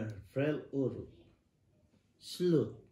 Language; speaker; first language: Danish; non-native, learner; Cebuano